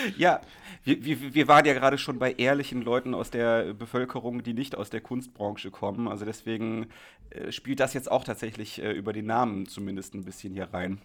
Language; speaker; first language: German; native; German